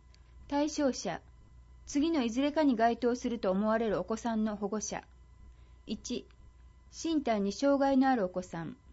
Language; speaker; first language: Japanese; native; Japanese